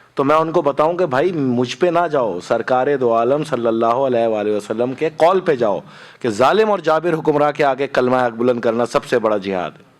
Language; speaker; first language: Urdu; native; Urdu